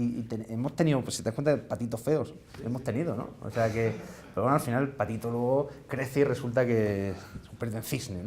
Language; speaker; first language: Spanish; native; Spanish